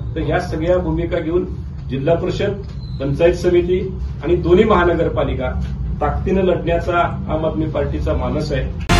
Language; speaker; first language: Marathi; native; Marathi